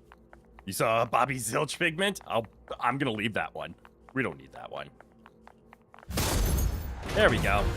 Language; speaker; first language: English; native; English